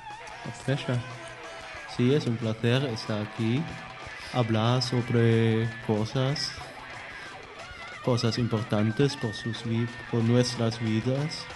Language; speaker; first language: Spanish; non-native, learner; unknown